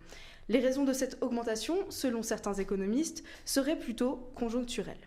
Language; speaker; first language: French; native; French